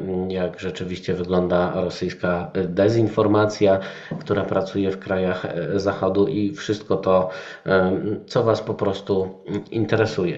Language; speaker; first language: Polish; native; Polish